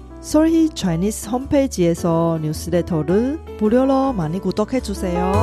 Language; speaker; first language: Korean; non-native, fluent; Chinese